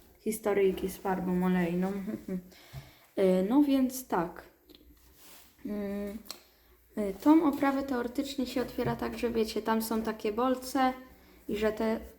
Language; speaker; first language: Polish; native; Polish